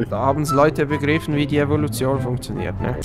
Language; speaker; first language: German; native; German